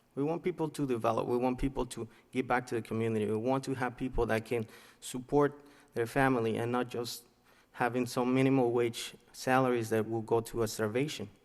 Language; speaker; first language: English; non-native, fluent; Spanish